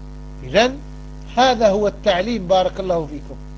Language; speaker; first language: Arabic; non-native, fluent; French